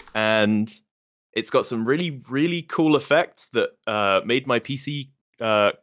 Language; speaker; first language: English; native; English